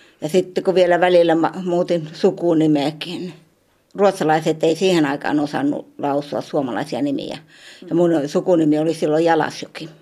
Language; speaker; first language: Finnish; native; Finnish